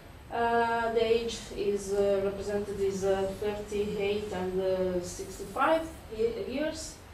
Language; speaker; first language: English; non-native, fluent; Italian